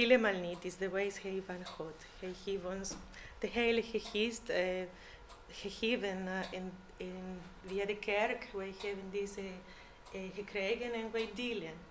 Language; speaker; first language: Dutch; non-native, learner; English